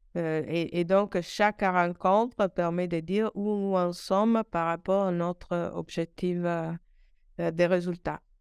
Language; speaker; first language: French; non-native, fluent; Italian